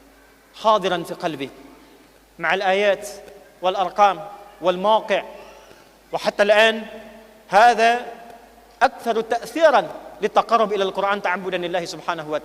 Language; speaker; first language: Arabic; non-native, fluent; Indonesian